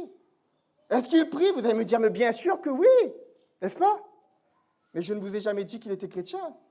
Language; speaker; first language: French; native; French